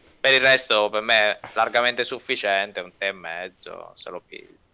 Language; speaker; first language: Italian; native; Italian